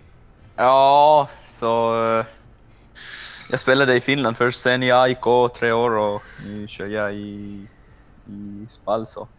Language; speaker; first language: Swedish; non-native, local second language; Finnish